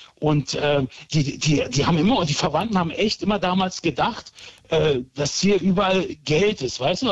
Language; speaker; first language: German; early bilingual, other home language; Turkish